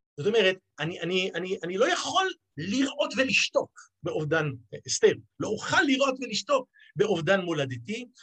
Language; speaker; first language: Hebrew; native; Hebrew